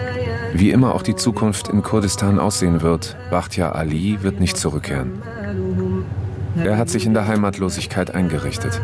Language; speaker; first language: German; native; German